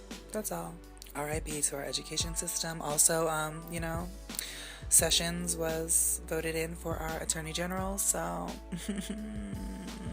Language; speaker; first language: English; native; English